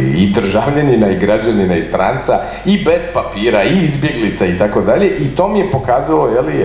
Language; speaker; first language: Croatian; native; Croatian